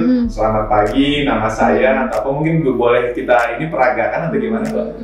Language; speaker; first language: Indonesian; native; Indonesian